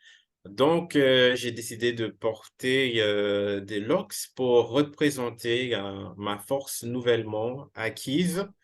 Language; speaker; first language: French; non-native, fluent; English